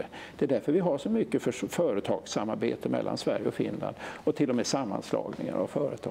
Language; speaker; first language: Swedish; native; Swedish